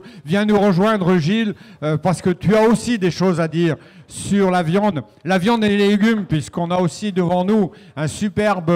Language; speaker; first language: French; native; French